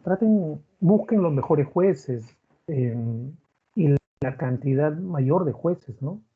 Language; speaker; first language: Spanish; native; Spanish